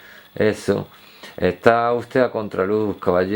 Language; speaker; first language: Spanish; early bilingual, heritage; Spanish